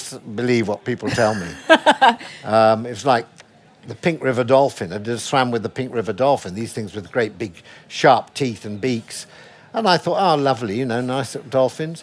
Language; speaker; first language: English; native; English